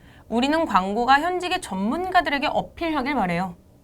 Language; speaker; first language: Korean; native; Korean